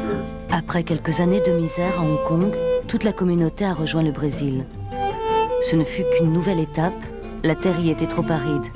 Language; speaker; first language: French; native; French